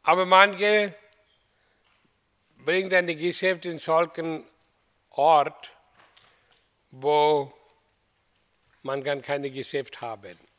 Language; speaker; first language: German; non-native, learner; Hindi